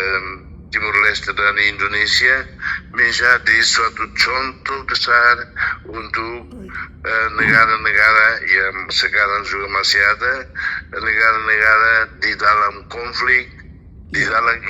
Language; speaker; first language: Indonesian; non-native, fluent; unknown